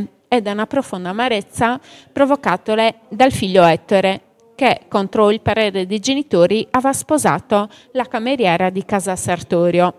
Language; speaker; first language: Italian; native; Italian